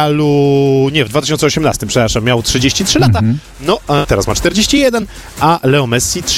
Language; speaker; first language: Polish; native; Polish